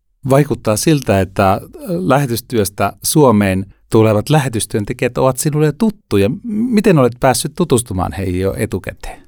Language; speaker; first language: Finnish; native; Finnish